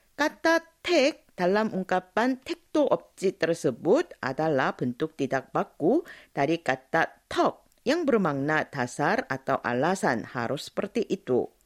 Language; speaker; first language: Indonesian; non-native, fluent; Korean